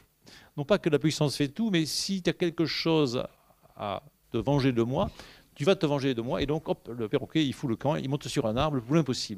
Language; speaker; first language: French; native; French